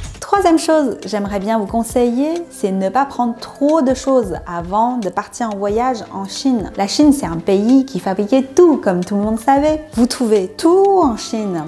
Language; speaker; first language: French; non-native, fluent; Chinese